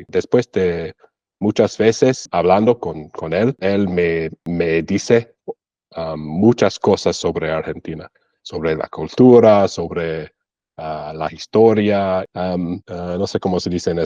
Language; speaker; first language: Spanish; non-native, learner; English